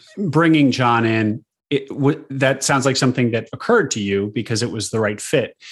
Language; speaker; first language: English; native; English